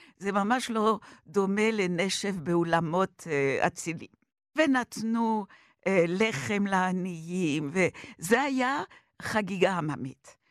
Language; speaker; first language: Hebrew; non-native, fluent; French